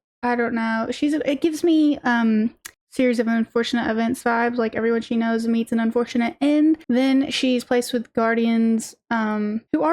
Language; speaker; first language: English; native; English